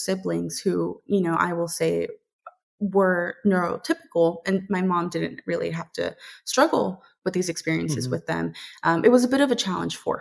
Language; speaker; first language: English; native; English